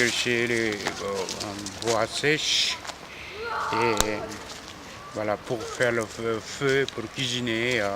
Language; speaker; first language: French; non-native, fluent; Korean